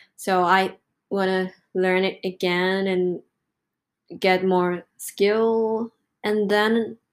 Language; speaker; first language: English; non-native, fluent; Japanese